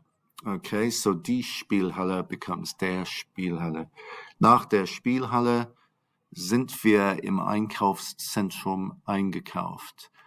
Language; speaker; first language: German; non-native, fluent; English